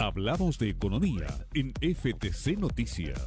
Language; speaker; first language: Spanish; native; Spanish